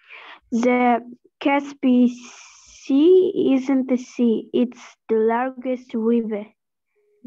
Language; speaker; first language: English; non-native, learner; Russian